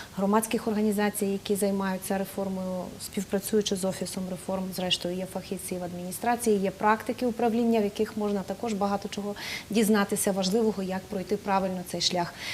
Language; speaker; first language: Ukrainian; native; Ukrainian